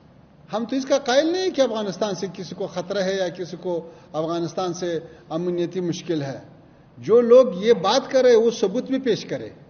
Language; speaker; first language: Hindi; non-native, learner; Pashto